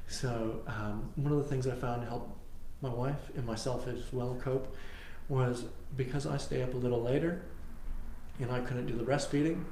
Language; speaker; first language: English; native; English